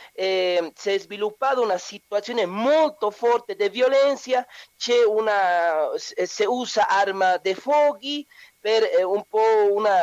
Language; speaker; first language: Italian; non-native, learner; Spanish